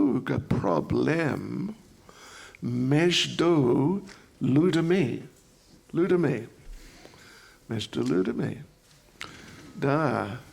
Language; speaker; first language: Russian; non-native, learner; English